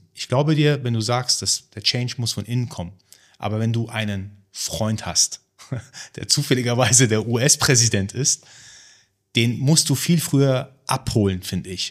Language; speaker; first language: German; early bilingual, other home language; Persian